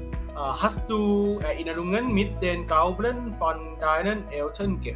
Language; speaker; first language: German; non-native, learner; Thai